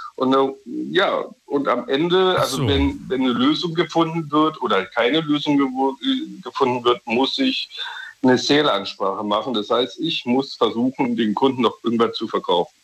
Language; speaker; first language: German; native; German